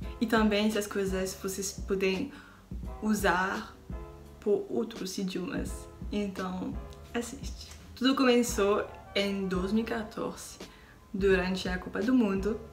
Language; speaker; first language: Portuguese; non-native, learner; French